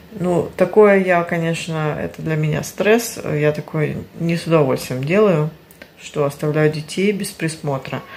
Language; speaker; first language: Russian; early bilingual, heritage; Russian